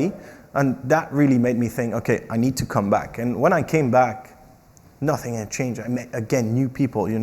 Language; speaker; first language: English; non-native, fluent; French